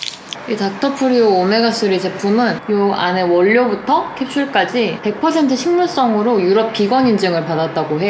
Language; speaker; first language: Korean; native; Korean